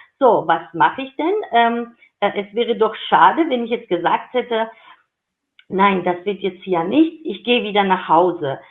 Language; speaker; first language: German; non-native, fluent; Georgian